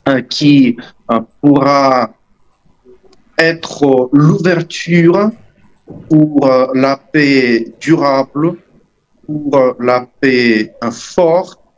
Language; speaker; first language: French; non-native, fluent; Russian